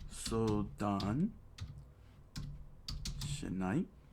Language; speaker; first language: Japanese; non-native, learner; English